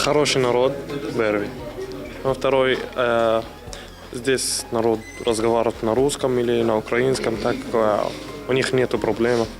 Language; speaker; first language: Russian; non-native, learner; Arabic